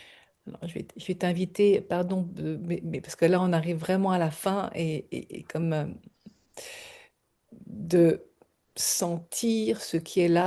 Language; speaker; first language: French; native; French